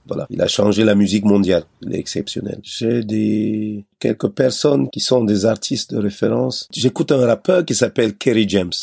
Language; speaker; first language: French; non-native, local second language; Basaa